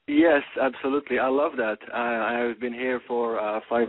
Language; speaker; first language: English; non-native, fluent; Arabic